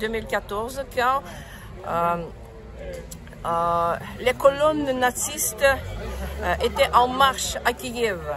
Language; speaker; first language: French; non-native, fluent; Russian